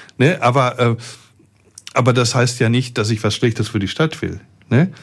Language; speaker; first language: German; native; German